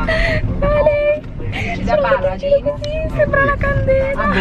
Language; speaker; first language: Italian; native; Italian